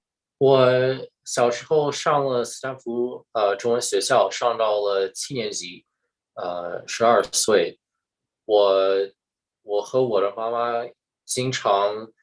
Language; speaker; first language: Chinese; early bilingual, heritage; English